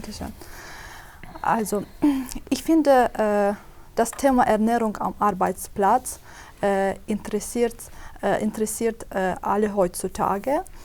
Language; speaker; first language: German; non-native, fluent; Azerbaijani